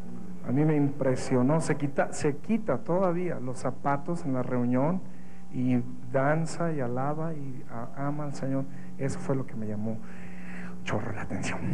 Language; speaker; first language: Spanish; native; Spanish